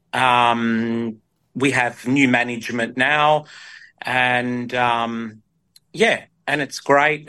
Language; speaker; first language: English; early bilingual, other home language; Italian